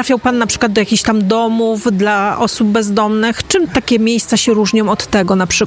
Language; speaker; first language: Polish; native; Polish